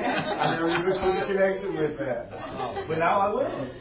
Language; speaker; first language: English; native; English